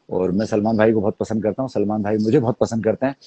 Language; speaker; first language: Hindi; native; Hindi